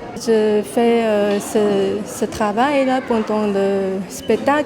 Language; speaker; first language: French; non-native, fluent; Chinese